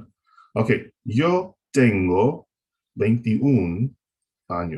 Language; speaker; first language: Spanish; non-native, fluent; English